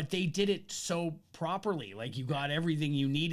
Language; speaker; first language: English; native; English